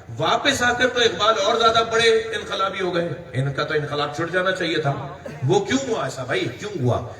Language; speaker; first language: Urdu; native; Urdu